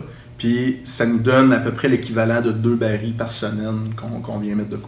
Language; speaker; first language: French; native; French